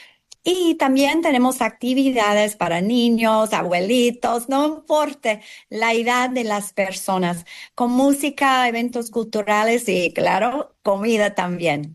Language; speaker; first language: Spanish; non-native, fluent; English